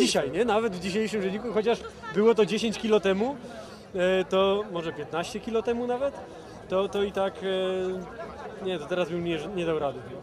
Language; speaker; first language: Polish; native; Polish